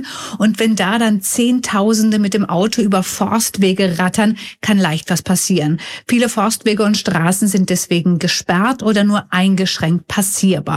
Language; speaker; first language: German; native; German